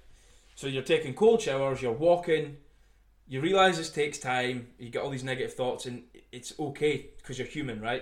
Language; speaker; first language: English; native; English